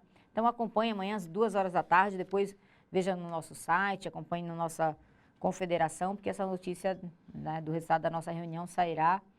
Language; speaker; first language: Portuguese; native; Portuguese